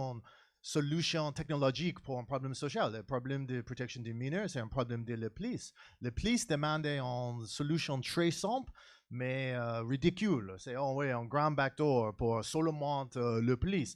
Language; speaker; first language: French; non-native, learner; English